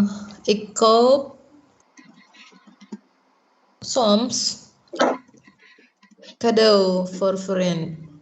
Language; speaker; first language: Dutch; non-native, learner; Indonesian